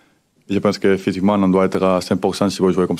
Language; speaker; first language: French; non-native, fluent; Spanish